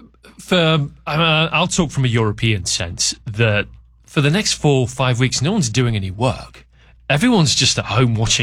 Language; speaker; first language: English; native; English